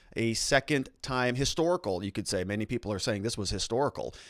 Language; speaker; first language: English; native; English